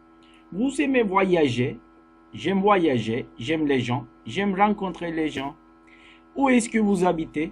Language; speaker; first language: French; non-native, fluent; Turkish